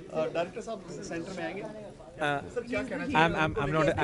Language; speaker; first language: Hindi; native; Hindi